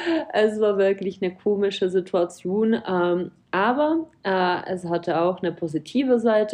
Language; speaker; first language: German; non-native, fluent; Czech